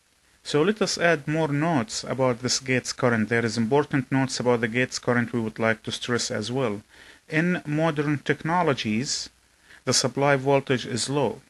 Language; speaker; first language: English; non-native, fluent; Arabic